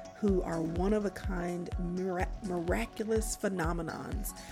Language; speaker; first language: English; native; English